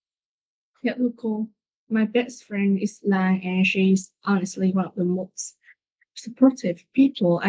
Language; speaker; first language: English; non-native, fluent; Vietnamese